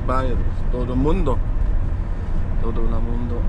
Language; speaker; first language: Spanish; non-native, learner; German